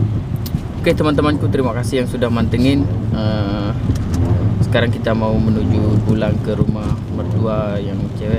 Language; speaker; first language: Indonesian; non-native, local second language; Sasak